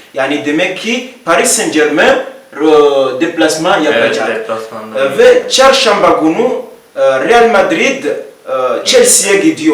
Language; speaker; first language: Turkish; non-native, learner; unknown